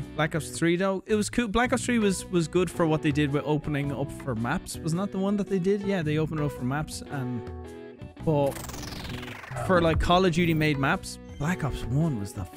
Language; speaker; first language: English; native; English